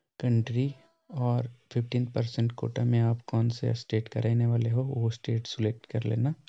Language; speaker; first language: Hindi; non-native, local second language; Bangla